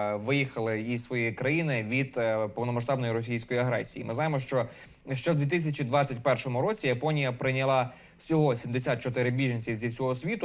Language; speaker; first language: Ukrainian; native; Ukrainian